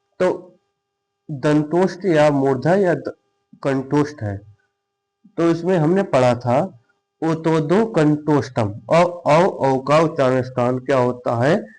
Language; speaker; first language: Hindi; native; Hindi